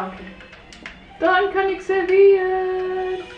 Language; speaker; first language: German; non-native, fluent; Cantonese